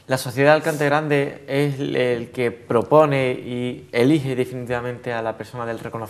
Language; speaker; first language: Spanish; native; Spanish